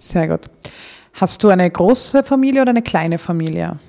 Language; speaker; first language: German; early bilingual, other home language; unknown